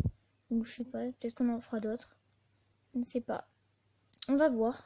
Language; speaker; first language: French; native; French